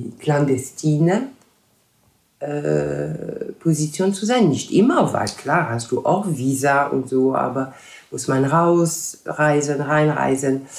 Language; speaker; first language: German; non-native, fluent; French